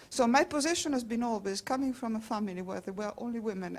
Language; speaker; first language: English; non-native, fluent; Italian